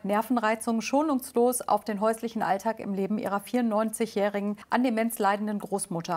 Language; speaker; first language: German; native; German